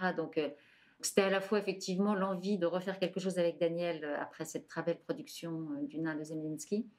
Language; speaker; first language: French; native; French